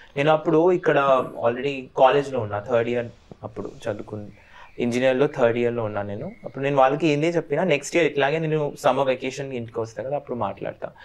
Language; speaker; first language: Telugu; non-native, fluent; Bangla